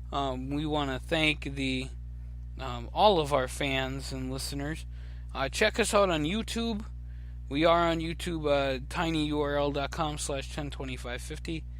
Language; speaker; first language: English; native; English